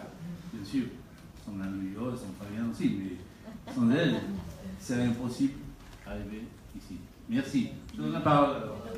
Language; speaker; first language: French; non-native, fluent; Spanish